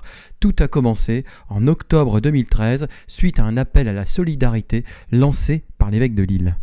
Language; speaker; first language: French; native; French